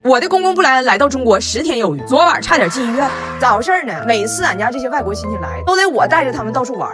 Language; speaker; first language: Chinese; native; Chinese